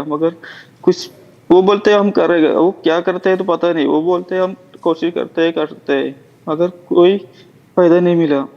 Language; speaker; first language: Hindi; non-native, local second language; Malayalam